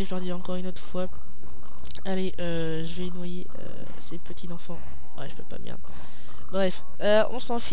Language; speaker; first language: French; native; French